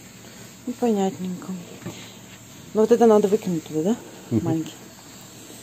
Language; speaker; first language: Russian; native; Russian